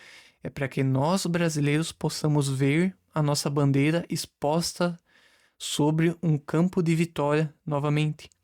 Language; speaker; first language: Portuguese; native; Portuguese